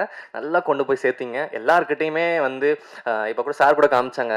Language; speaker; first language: Tamil; native; Tamil